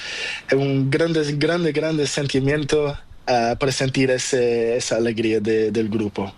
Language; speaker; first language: Spanish; non-native, learner; Portuguese